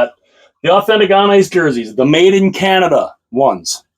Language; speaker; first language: English; native; English